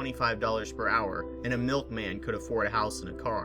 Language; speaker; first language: English; native; English